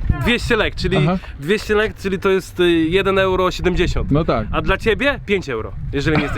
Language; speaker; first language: Polish; native; Polish